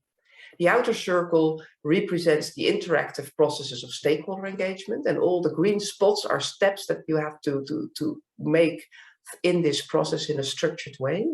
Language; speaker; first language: English; non-native, fluent; Dutch